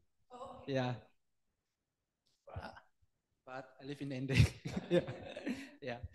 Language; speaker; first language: English; non-native, learner; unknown